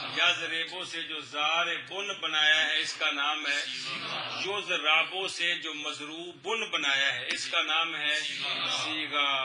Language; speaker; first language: Urdu; non-native, local second language; Punjabi